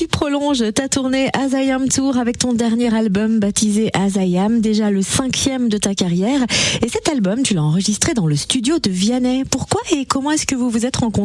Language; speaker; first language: French; native; French